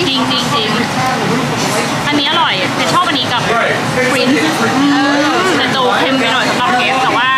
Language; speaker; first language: Thai; native; Thai